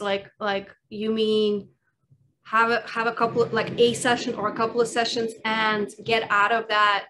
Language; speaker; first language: English; early bilingual, other home language; Russian